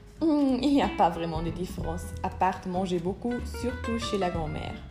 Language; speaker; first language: French; non-native, learner; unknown